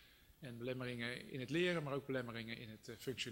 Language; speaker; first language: Dutch; native; Dutch